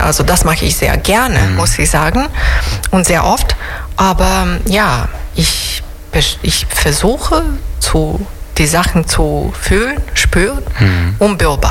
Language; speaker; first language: German; non-native, fluent; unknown